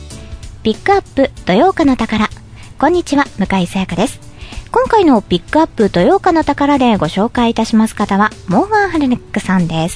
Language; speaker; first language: Japanese; native; Japanese